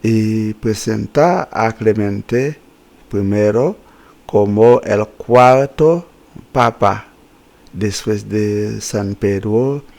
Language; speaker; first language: Spanish; non-native, fluent; Haitian Creole